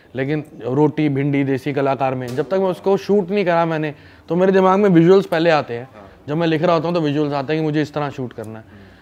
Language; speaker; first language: Hindi; native; Hindi